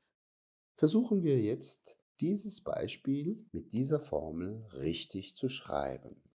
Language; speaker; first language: German; non-native, fluent; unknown